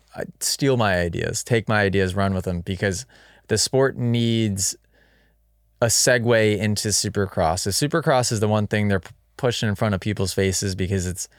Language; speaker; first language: English; native; English